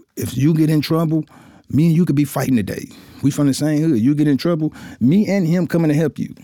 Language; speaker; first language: English; native; English